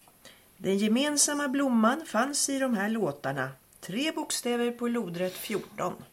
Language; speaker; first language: Swedish; native; Swedish